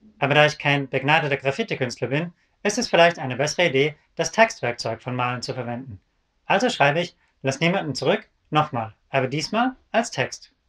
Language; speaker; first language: German; native; German